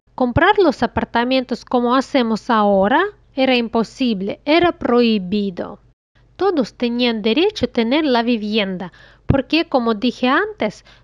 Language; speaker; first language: Spanish; non-native, learner; Russian